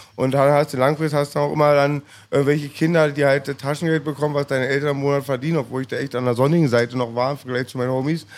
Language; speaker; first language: German; native; German